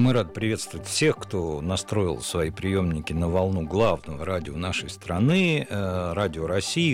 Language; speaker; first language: Russian; native; Russian